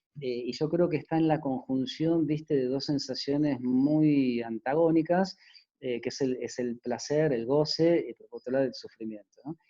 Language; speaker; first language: Spanish; native; Spanish